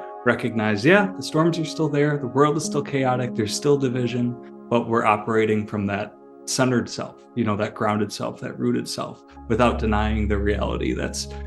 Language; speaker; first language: English; native; English